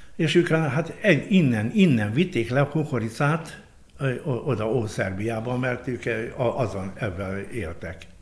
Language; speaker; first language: Hungarian; native; Hungarian